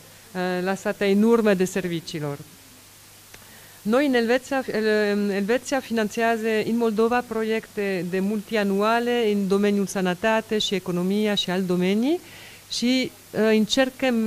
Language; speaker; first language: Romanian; non-native, learner; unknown